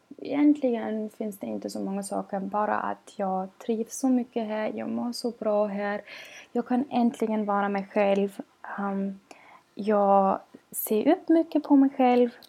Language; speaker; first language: Swedish; non-native, learner; German